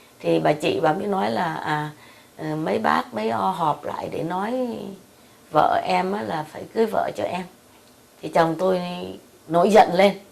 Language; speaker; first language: Vietnamese; native; Vietnamese